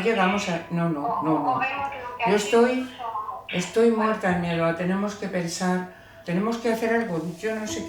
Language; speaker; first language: Spanish; native; Spanish